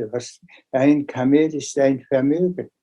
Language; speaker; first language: German; non-native, fluent; Tuvinian